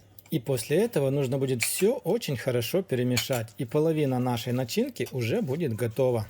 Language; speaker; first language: Russian; native; Russian